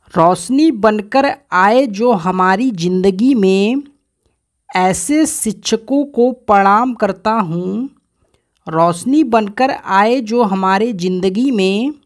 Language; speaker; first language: Hindi; native; Hindi